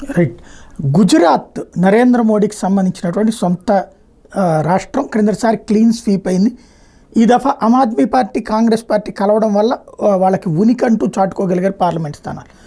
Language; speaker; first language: Telugu; native; Telugu